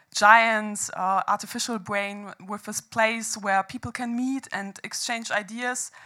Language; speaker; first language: English; non-native, fluent; German